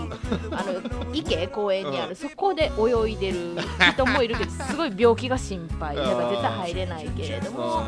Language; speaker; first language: Japanese; native; Japanese